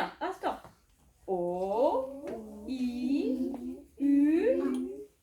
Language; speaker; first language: French; native; French